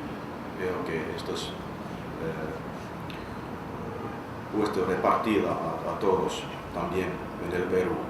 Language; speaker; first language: Spanish; non-native, fluent; Finnish